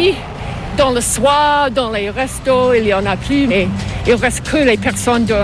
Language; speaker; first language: French; non-native, fluent; English